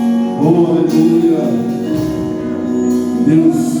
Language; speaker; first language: Portuguese; native; Portuguese